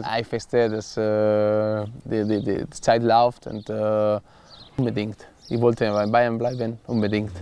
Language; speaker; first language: German; non-native, learner; Spanish